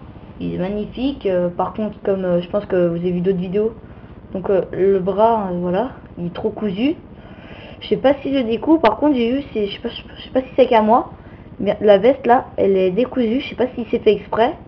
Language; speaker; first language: French; native; French